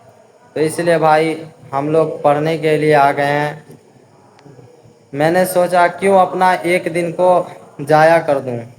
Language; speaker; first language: Hindi; native; Hindi